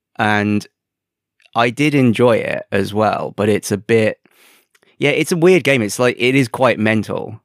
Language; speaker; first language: English; native; English